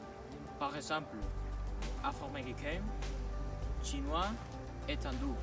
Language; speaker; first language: French; non-native, learner; Spanish